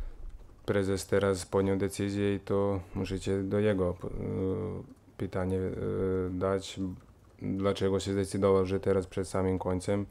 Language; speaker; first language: Polish; non-native, fluent; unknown